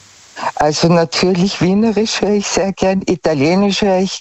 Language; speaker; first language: German; native; German